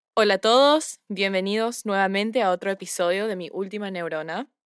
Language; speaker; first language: Spanish; early bilingual, heritage; Spanish